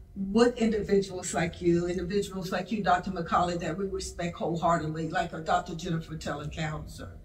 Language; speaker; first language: English; native; English